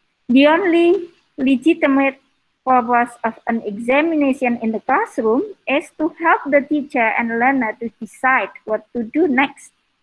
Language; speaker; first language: English; non-native, fluent; Indonesian